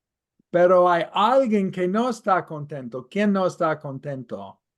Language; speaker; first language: Spanish; non-native, fluent; English